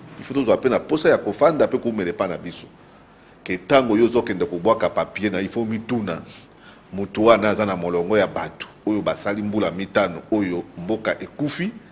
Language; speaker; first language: Lingala; non-native, local second language; Mongo